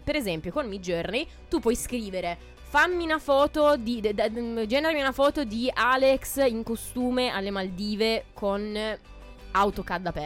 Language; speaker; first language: Italian; native; Italian